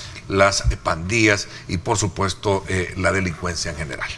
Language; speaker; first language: Spanish; native; Spanish